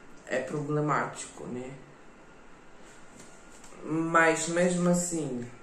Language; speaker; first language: Portuguese; non-native, fluent; Ukrainian